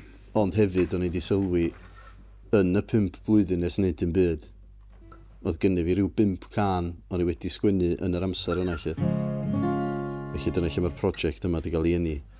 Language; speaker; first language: Welsh; native; Welsh